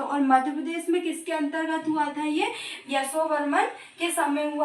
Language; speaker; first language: Hindi; native; Hindi